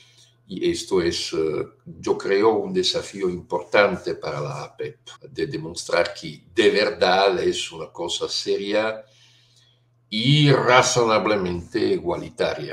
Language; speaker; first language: Spanish; non-native, fluent; Italian